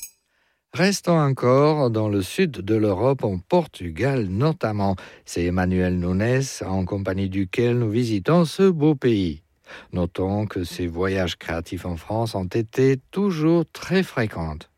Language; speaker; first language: French; non-native, fluent; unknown